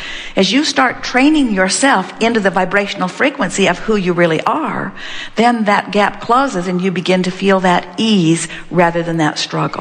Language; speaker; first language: English; native; English